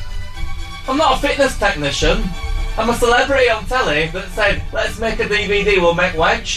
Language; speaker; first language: English; native; English